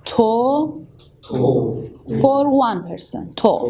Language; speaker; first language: English; non-native, learner; Persian